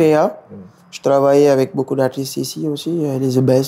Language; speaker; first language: French; non-native, local second language; Wolof